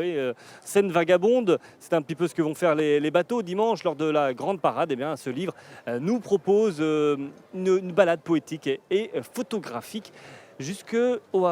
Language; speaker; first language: French; native; French